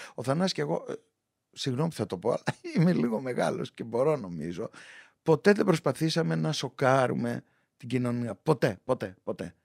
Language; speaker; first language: Greek; native; Greek